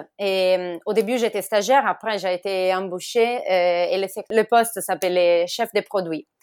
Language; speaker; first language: French; non-native, fluent; Italian